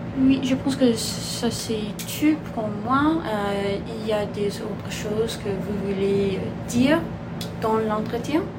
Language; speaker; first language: French; non-native, learner; English